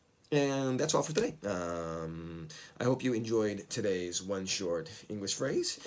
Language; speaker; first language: English; native; English